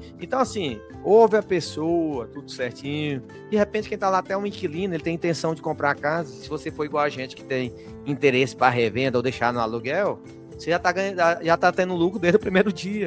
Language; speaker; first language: Portuguese; native; Portuguese